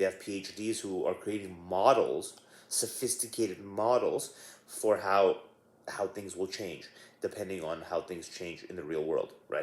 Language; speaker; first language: English; native; English